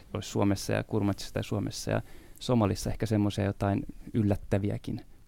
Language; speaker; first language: Finnish; native; Finnish